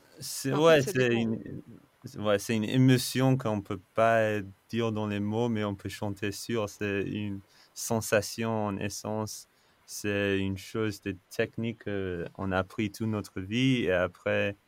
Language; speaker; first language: French; non-native, fluent; English